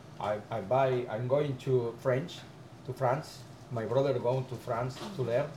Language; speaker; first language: English; non-native, learner; Spanish